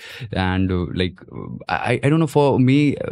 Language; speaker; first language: English; non-native, local second language; Gujarati